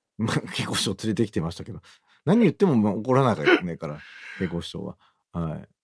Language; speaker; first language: Japanese; native; Japanese